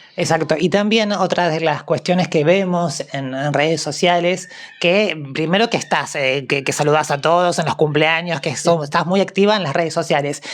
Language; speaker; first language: Spanish; native; Spanish